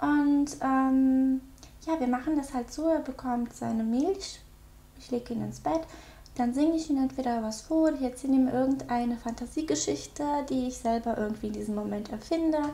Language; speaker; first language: German; native; German